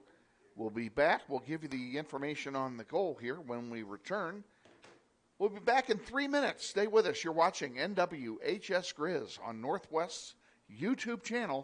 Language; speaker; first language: English; native; English